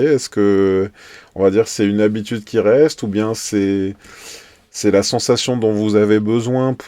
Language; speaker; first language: French; native; French